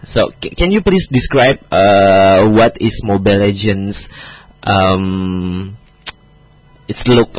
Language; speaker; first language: English; non-native, fluent; Indonesian